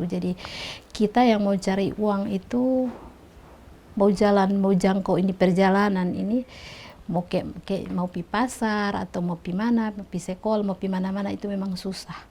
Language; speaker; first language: Indonesian; non-native, local second language; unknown